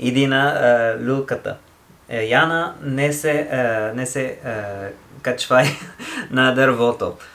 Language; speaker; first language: Bulgarian; non-native, learner; English